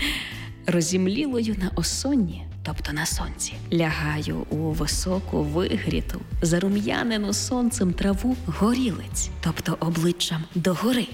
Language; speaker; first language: Ukrainian; native; Ukrainian